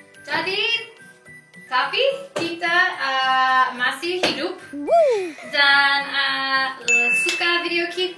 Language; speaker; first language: Indonesian; non-native, learner; English